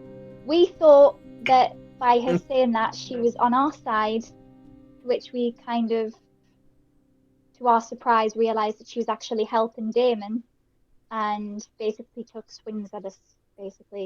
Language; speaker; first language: English; native; English